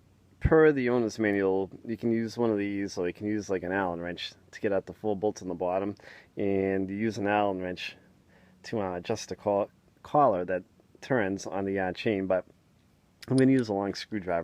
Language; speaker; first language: English; native; English